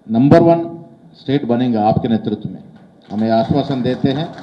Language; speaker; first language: Hindi; non-native, local second language; Telugu